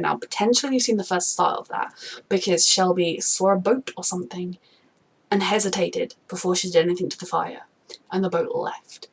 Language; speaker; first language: English; native; English